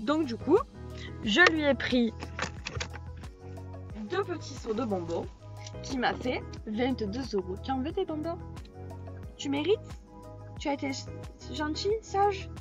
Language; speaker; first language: French; native; French